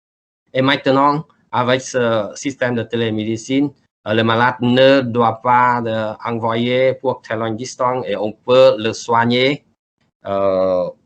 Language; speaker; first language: French; non-native, learner; Vietnamese